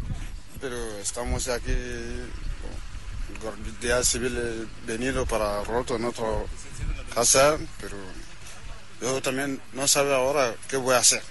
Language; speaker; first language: Spanish; non-native, learner; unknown